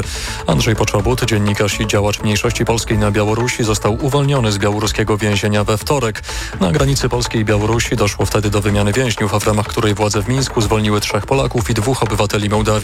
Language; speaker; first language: Polish; native; Polish